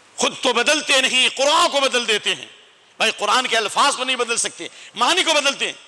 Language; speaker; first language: Urdu; native; Urdu